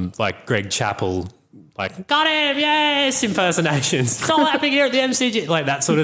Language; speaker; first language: English; native; English